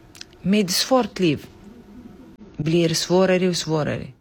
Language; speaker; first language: Swedish; non-native, learner; Arabic